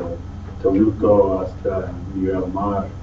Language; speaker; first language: Spanish; non-native, learner; English